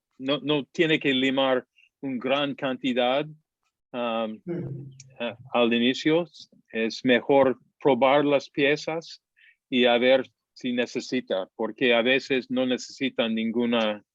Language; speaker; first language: Spanish; non-native, fluent; English